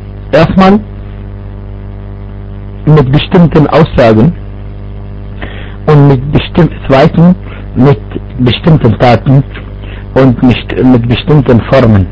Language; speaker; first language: German; non-native, fluent; Arabic